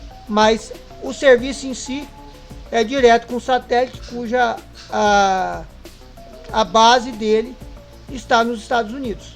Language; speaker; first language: Portuguese; native; Portuguese